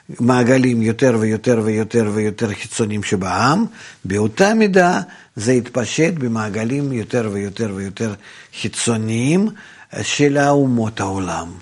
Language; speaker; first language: Hebrew; non-native, fluent; Russian